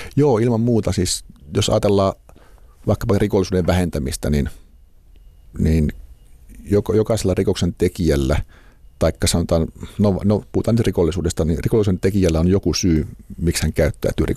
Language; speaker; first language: Finnish; native; Finnish